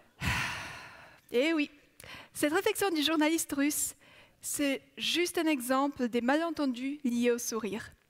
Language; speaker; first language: French; non-native, fluent; Polish